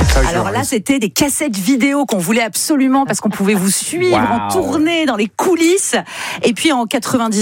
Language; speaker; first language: French; native; French